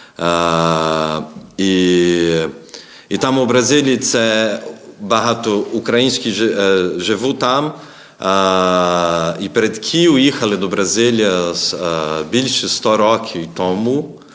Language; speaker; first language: Ukrainian; early bilingual, heritage; Ukrainian